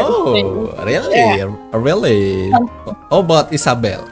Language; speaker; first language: English; non-native, learner; Indonesian